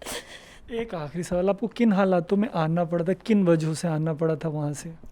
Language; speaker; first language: Hindi; native; Hindi